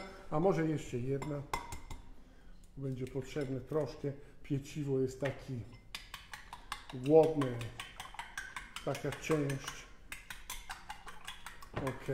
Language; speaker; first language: Polish; non-native, fluent; Italian